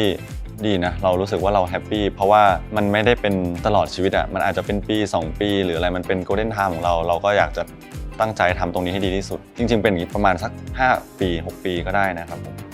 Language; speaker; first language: Thai; native; Thai